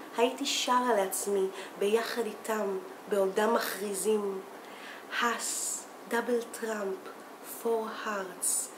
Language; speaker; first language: Hebrew; native; Hebrew